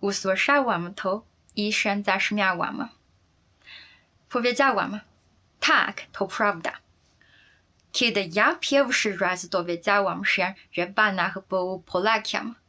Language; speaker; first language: Polish; non-native, fluent; Chinese